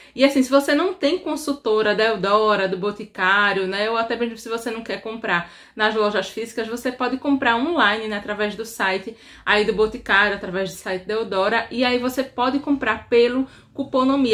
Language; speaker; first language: Portuguese; native; Portuguese